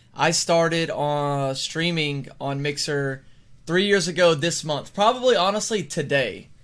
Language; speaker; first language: English; native; English